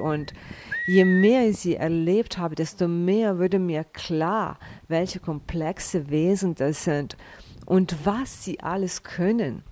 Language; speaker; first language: German; non-native, fluent; Bosnian